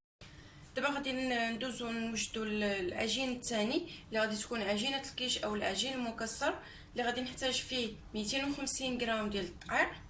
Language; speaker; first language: Arabic; native; Arabic